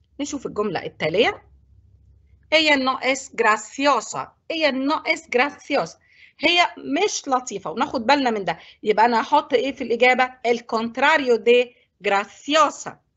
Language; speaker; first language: Spanish; non-native, fluent; Arabic